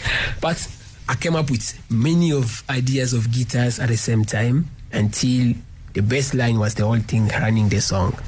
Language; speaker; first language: English; non-native, learner; Lingala